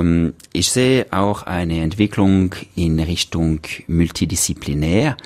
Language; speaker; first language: German; non-native, local second language; French